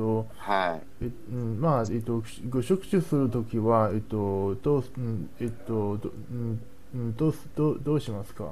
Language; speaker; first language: Japanese; non-native, learner; Chinese